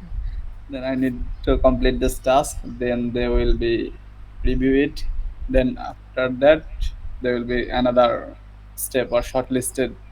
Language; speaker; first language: English; non-native, learner; Bangla